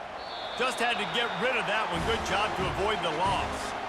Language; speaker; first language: English; native; English